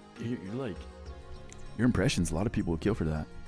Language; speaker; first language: English; native; English